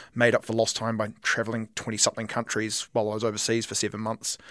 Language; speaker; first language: English; native; English